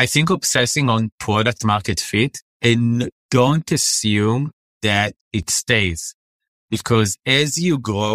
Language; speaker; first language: English; non-native, fluent; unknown